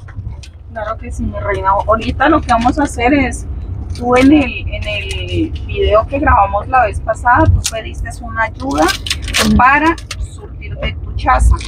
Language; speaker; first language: Spanish; native; Spanish